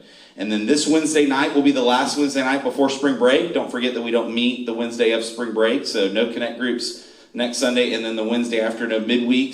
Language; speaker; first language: English; native; English